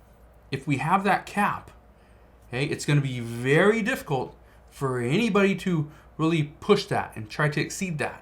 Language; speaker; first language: English; native; English